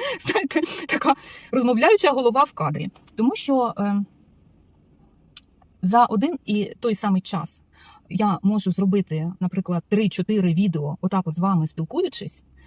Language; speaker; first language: Ukrainian; non-native, local second language; Russian